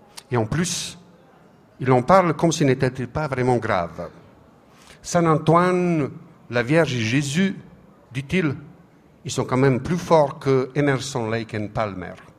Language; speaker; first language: French; non-native, fluent; Serbian